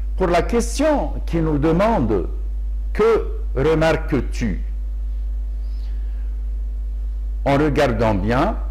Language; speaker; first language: French; non-native, local second language; Arabic